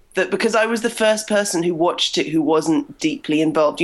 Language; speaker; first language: English; native; English